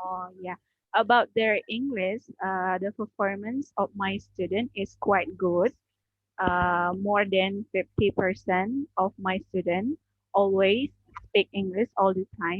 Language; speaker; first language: English; non-native, learner; Indonesian